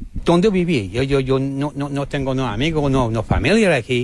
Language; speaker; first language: Spanish; non-native, learner; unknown